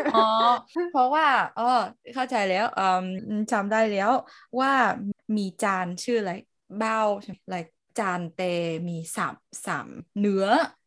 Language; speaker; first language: Thai; non-native, learner; Vietnamese